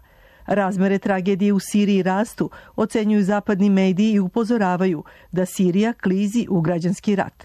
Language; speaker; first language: Croatian; native; Croatian